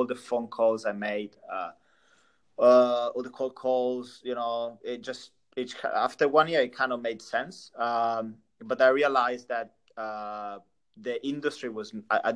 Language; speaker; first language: English; non-native, fluent; Italian